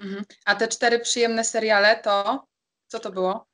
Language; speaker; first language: Polish; native; Polish